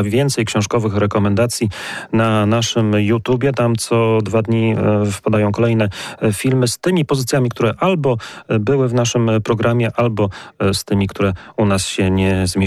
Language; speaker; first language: Polish; native; Polish